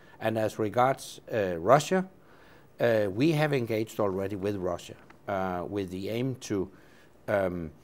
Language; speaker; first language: English; non-native, fluent; Danish